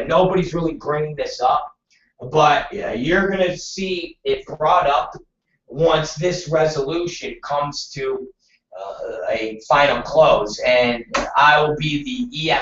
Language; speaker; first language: English; native; English